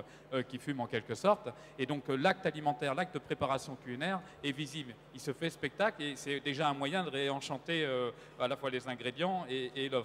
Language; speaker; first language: French; native; French